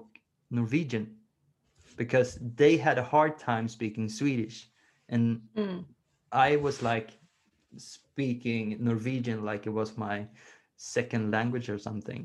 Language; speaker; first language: English; non-native, fluent; Swedish